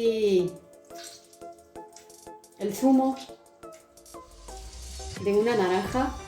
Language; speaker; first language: Spanish; non-native, fluent; Arabic